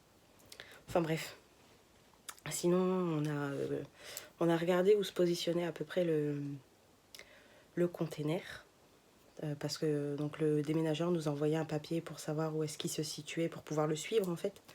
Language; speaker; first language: French; native; French